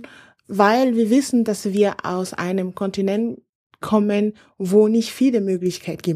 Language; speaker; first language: German; non-native, fluent; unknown